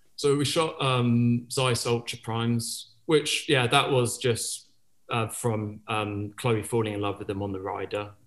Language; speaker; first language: English; native; English